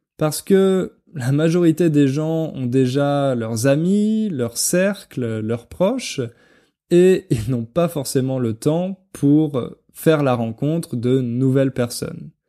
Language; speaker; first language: French; native; French